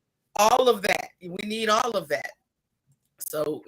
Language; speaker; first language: English; native; English